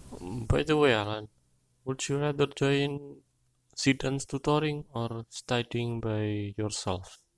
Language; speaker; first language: English; non-native, learner; Indonesian